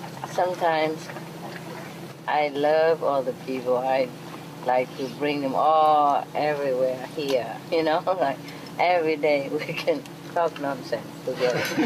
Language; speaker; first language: English; non-native, fluent; Vietnamese